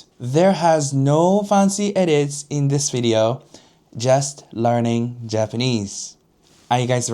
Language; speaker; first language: English; non-native, fluent; Japanese